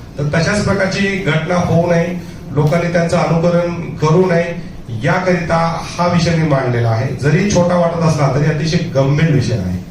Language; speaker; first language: Marathi; non-native, local second language; Urdu